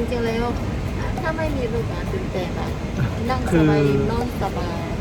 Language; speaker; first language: Thai; non-native, fluent; Korean